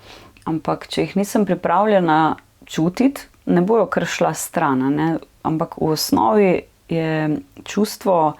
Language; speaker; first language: Slovenian; native; Slovenian